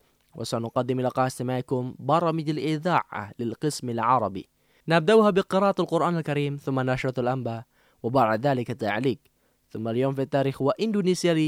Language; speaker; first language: Arabic; non-native, fluent; Indonesian